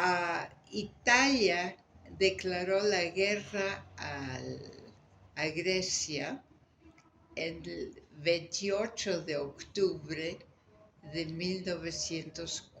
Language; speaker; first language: Spanish; native; Spanish